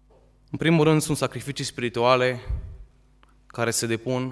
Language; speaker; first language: Romanian; native; Romanian